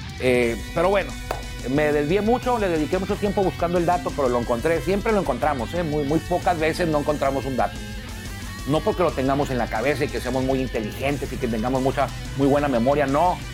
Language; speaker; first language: Spanish; native; Spanish